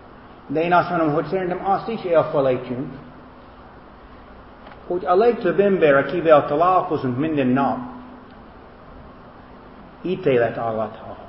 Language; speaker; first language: Hungarian; non-native, fluent; English